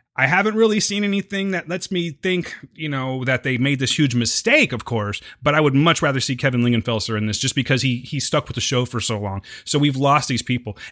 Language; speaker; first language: English; native; English